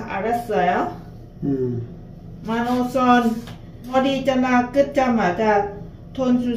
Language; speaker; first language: Korean; non-native, learner; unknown